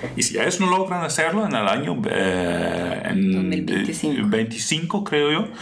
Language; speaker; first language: Spanish; non-native, fluent; Dutch